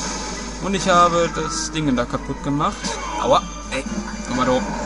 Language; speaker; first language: German; native; German